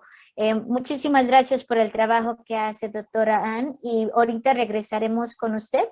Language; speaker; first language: Spanish; native; Spanish